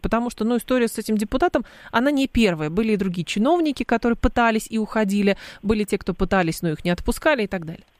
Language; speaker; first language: Russian; native; Russian